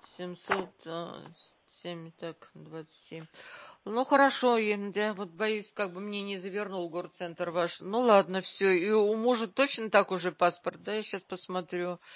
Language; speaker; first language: Russian; native; Russian